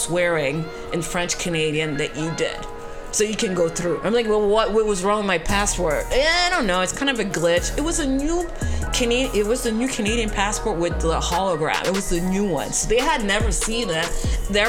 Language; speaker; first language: English; non-native, fluent; French